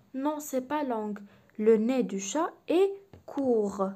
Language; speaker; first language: French; non-native, local second language; Arabic